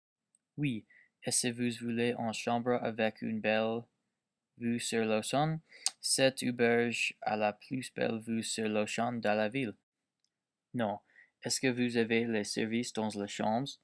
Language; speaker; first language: French; non-native, learner; English